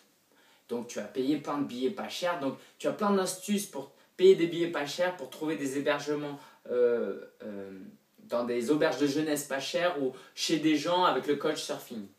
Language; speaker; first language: French; native; French